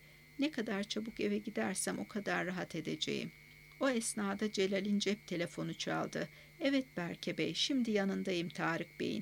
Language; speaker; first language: Turkish; native; Turkish